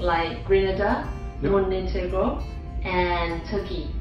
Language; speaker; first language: English; non-native, fluent; Vietnamese